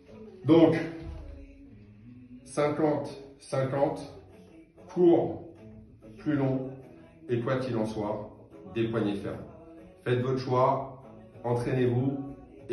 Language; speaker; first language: French; native; French